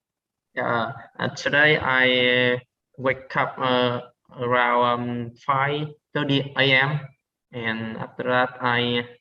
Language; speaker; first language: English; non-native, learner; Vietnamese